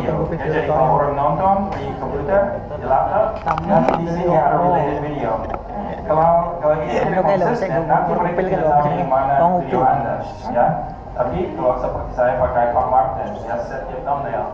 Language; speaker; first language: Indonesian; non-native, fluent; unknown